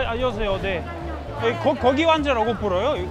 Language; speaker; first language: Korean; non-native, fluent; Russian